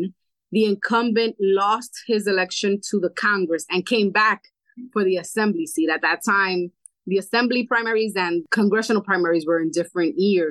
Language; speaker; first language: English; early bilingual, other home language; Spanish